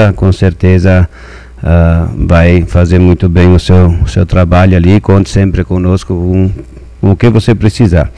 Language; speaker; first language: Portuguese; native; Portuguese